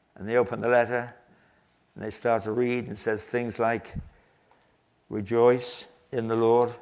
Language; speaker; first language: English; native; English